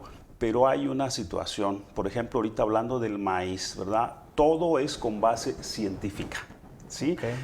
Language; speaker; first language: Spanish; native; Spanish